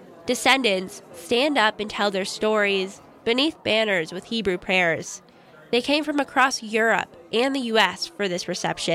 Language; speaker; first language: English; native; English